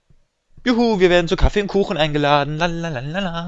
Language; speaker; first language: German; native; German